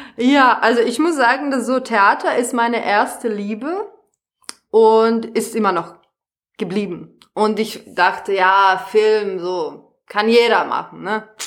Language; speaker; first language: German; non-native, fluent; Serbian